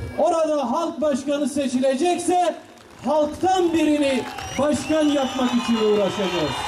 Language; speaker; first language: Turkish; non-native, local second language; Kurdish